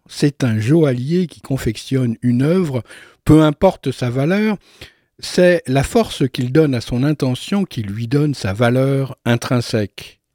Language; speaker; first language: French; native; French